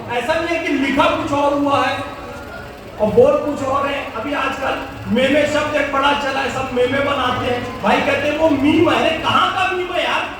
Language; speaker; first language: Hindi; native; Hindi